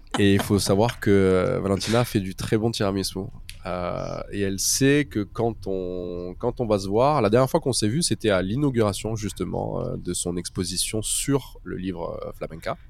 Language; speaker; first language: French; native; French